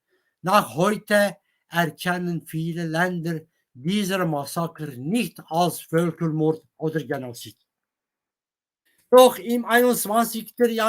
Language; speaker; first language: German; non-native, fluent; Kurdish